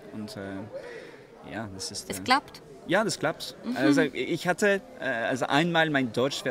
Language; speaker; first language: German; non-native, learner; French